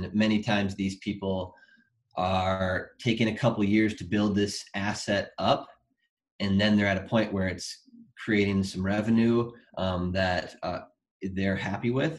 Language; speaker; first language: English; native; English